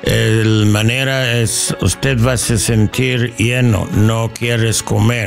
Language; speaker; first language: Spanish; non-native, learner; English